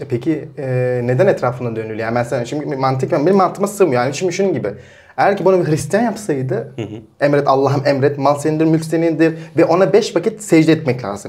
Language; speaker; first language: Turkish; early bilingual, heritage; Turkish